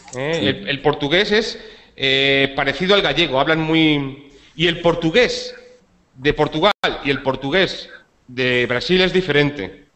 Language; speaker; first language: Spanish; native; Spanish